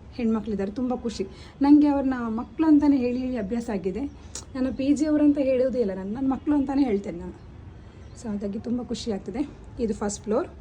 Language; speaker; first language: Kannada; non-native, local second language; Tulu